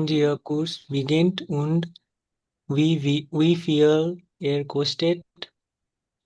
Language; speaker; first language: German; non-native, learner; Nepali